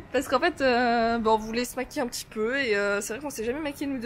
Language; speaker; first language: French; native; French